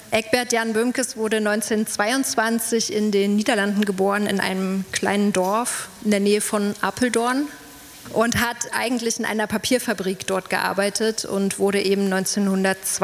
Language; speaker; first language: German; native; German